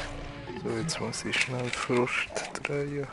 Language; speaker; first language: German; native; German